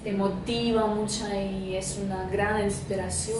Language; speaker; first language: Spanish; non-native, fluent; Russian